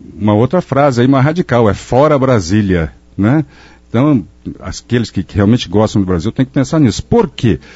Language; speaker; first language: Portuguese; native; Portuguese